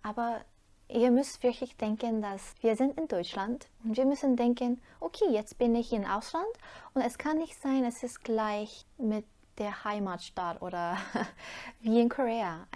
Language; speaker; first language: German; non-native, learner; Korean